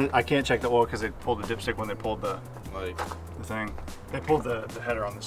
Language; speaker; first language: English; native; English